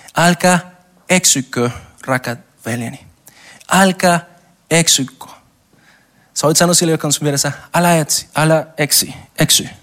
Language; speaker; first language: Finnish; non-native, learner; Spanish